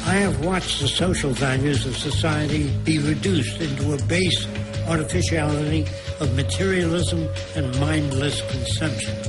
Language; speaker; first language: English; native; English